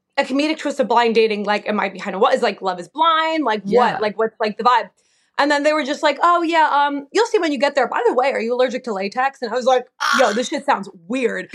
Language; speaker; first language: English; native; English